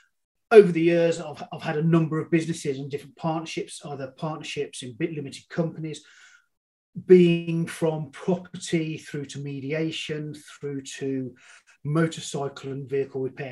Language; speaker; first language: English; native; English